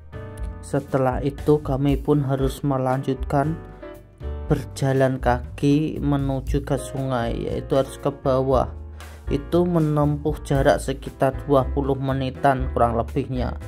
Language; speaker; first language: Indonesian; native; Indonesian